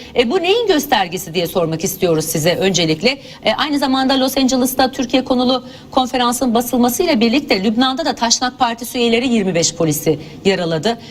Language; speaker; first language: Turkish; native; Turkish